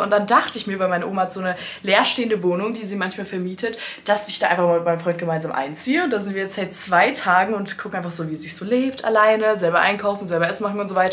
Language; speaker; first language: German; native; German